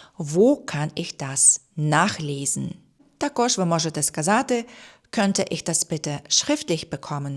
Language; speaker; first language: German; non-native, fluent; Ukrainian